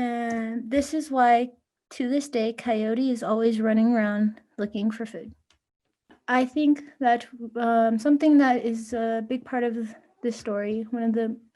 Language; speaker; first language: English; native; English